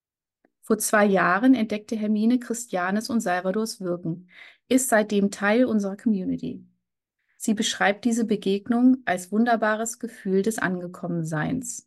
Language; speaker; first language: German; native; German